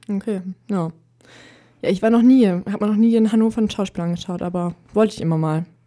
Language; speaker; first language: German; native; German